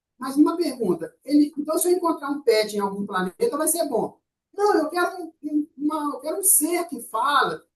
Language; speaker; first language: Portuguese; native; Portuguese